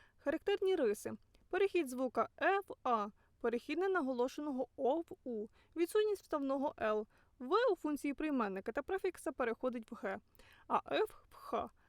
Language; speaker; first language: Ukrainian; native; Ukrainian